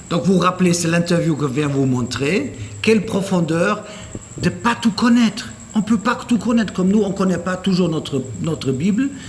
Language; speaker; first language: French; non-native, fluent; German